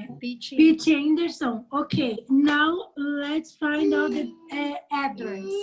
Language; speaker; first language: English; non-native, learner; Portuguese